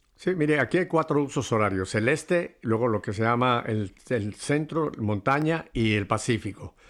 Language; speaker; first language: Spanish; native; Spanish